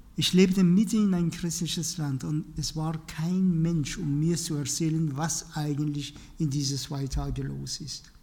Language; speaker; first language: German; non-native, fluent; Persian